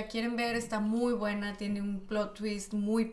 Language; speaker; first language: Spanish; native; Spanish